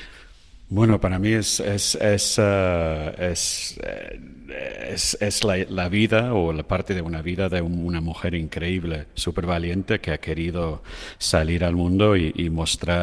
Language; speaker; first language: Spanish; non-native, fluent; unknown